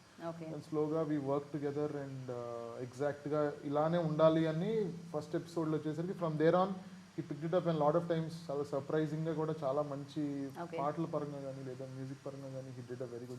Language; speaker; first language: Telugu; native; Telugu